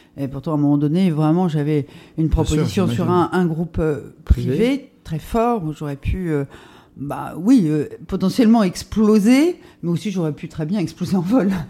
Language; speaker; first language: French; native; French